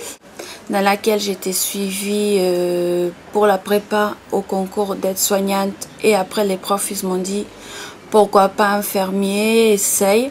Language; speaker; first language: French; non-native, fluent; Portuguese